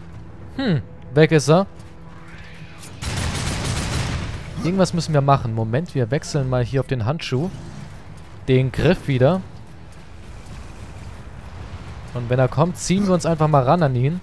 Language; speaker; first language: German; native; German